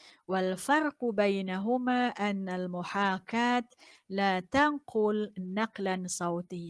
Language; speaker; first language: Arabic; non-native, fluent; Malay